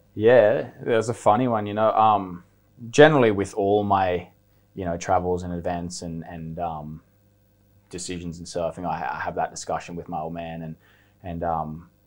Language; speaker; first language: English; native; English